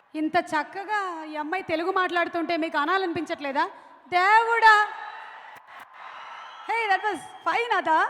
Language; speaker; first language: Telugu; native; Telugu